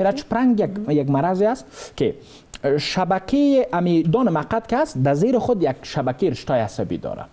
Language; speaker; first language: Persian; native; Persian